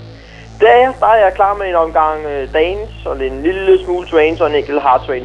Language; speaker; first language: Danish; native; Danish